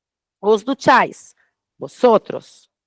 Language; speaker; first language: Spanish; non-native, fluent; Portuguese